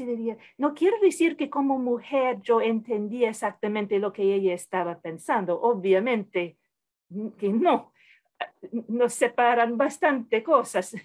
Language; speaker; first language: Spanish; non-native, fluent; English